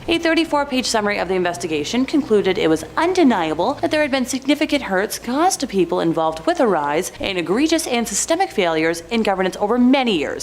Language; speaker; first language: English; native; English